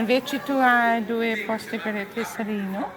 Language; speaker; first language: Italian; non-native, learner; English